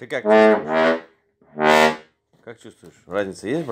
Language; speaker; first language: Russian; native; Russian